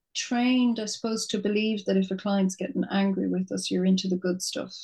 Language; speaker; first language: English; native; English